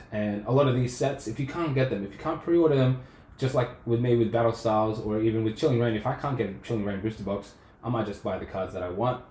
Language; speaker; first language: English; native; English